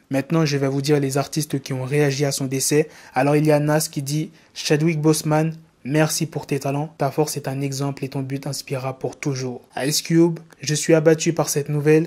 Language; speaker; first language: French; native; French